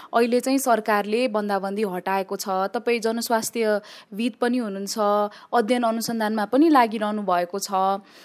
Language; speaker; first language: Nepali; native; Nepali